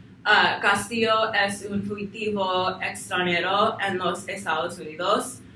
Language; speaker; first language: Spanish; non-native, learner; English